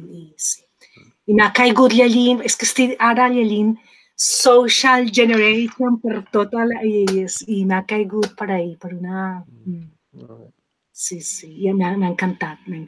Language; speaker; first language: Catalan; non-native, fluent; Spanish